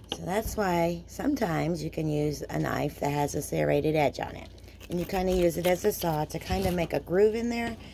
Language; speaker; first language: English; native; English